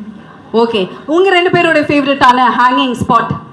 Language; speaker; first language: Tamil; native; Tamil